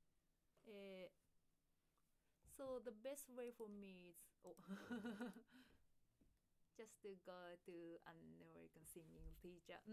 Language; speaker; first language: English; non-native, fluent; Japanese